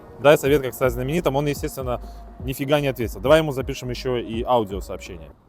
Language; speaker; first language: Russian; native; Russian